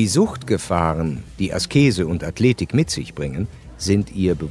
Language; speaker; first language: German; native; German